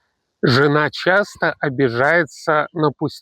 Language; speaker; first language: Russian; non-native, local second language; Uzbek